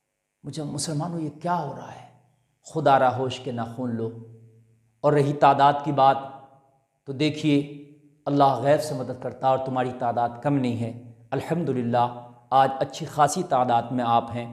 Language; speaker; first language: Urdu; native; Urdu